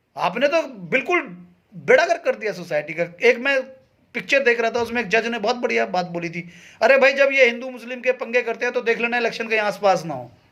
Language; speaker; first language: Hindi; native; Hindi